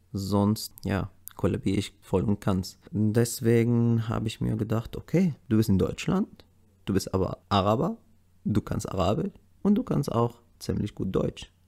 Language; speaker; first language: German; non-native, fluent; Arabic